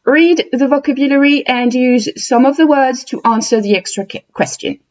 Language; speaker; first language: English; non-native, fluent; French